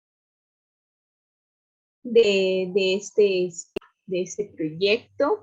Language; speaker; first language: Spanish; native; Spanish